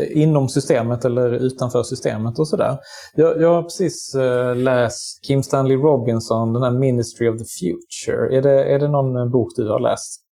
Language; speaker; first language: Swedish; native; Swedish